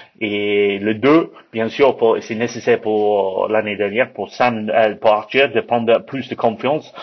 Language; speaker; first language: French; non-native, learner; English